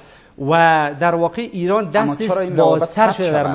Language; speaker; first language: Persian; native; Persian